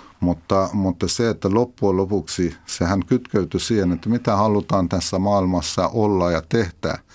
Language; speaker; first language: Finnish; non-native, fluent; Persian